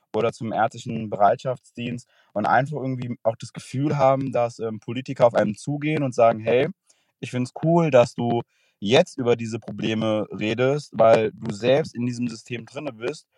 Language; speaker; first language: German; native; German